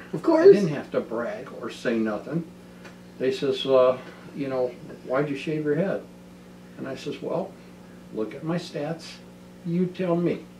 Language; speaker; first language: English; native; English